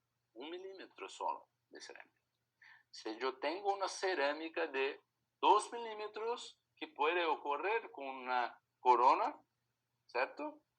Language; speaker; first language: Spanish; non-native, fluent; Portuguese